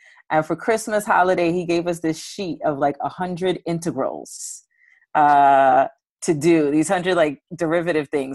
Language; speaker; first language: English; native; English